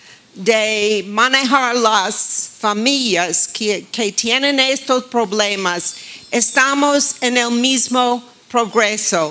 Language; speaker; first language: Spanish; non-native, fluent; English